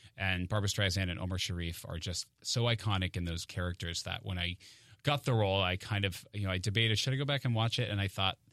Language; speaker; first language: English; native; English